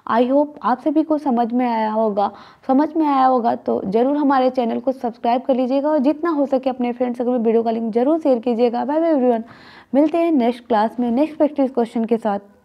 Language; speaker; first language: Hindi; native; Hindi